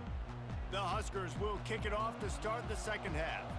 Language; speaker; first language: English; native; English